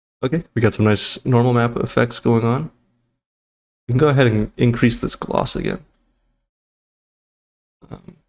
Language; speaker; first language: English; native; English